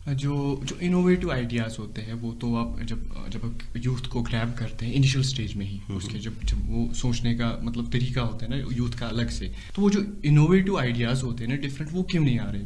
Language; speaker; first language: Urdu; non-native, local second language; Kashmiri